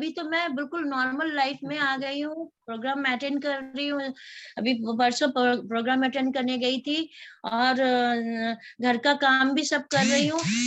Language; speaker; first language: Hindi; non-native, local second language; Bangla